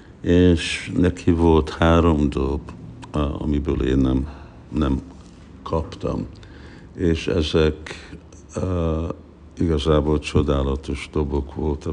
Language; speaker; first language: Hungarian; early bilingual, heritage; Hungarian